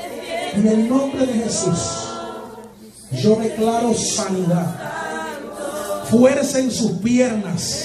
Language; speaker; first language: Spanish; native; Spanish